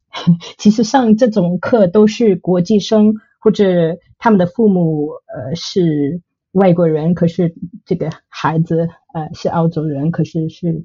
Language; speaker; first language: Chinese; non-native, fluent; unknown